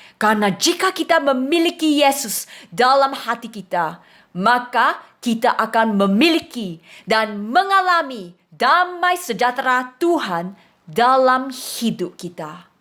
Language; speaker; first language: Indonesian; non-native, fluent; English